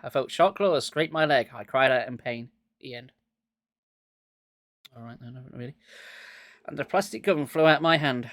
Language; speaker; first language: English; native; English